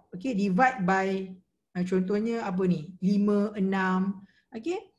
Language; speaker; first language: English; non-native, local second language; Malay